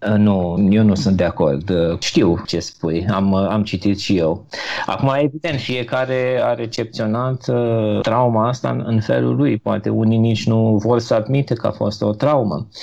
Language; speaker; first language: Romanian; native; Romanian